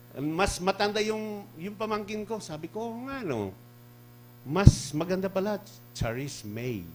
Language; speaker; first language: Filipino; non-native, local second language; Cebuano